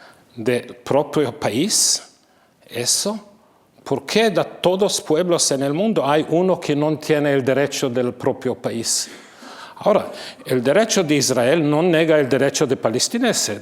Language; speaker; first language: Spanish; non-native, fluent; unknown